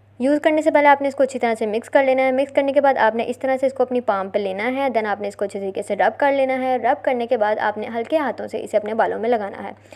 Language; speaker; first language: Urdu; native; Urdu